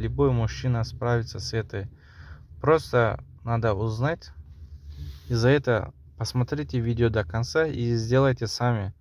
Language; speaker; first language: Russian; non-native, local second language; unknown